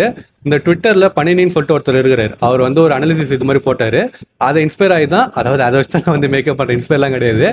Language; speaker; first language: Tamil; native; Tamil